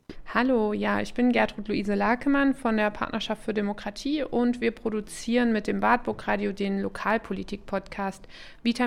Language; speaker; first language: German; native; German